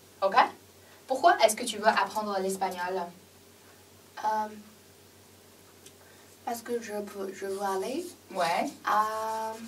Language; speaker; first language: French; non-native, learner; Chinese